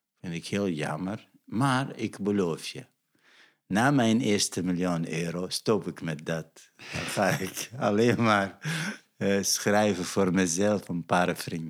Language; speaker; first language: Dutch; non-native, fluent; Arabic